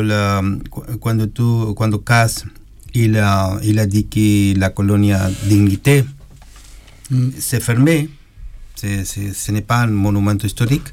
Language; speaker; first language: French; non-native, learner; Spanish